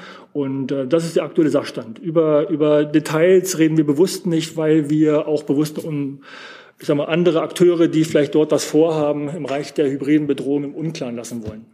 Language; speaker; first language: German; native; German